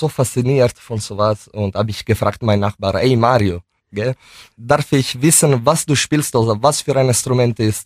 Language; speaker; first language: German; non-native, fluent; Italian